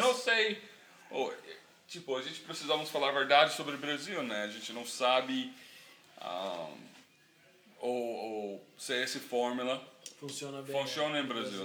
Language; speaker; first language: Portuguese; non-native, fluent; English